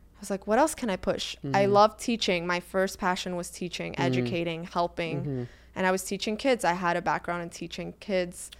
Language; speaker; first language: English; native; English